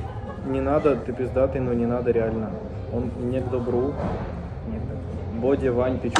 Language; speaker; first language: Russian; native; Russian